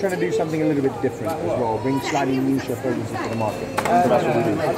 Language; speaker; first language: English; native; English